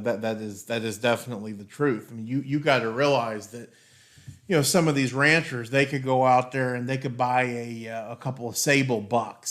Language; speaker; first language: English; native; English